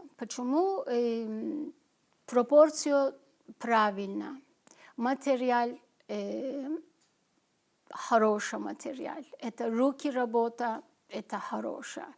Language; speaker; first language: Russian; non-native, learner; Turkish